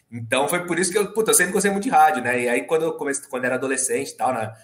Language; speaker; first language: Portuguese; native; Portuguese